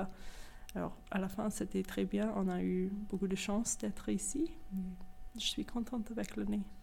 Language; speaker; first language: French; non-native, fluent; English